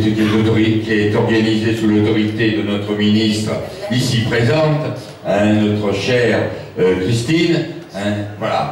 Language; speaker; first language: French; native; French